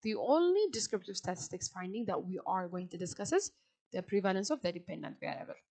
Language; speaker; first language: English; non-native, local second language; Amharic